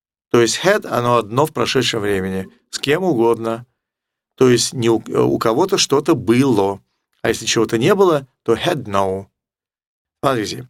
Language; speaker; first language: Russian; native; Russian